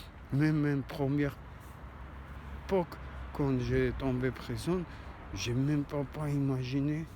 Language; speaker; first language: French; non-native, learner; Armenian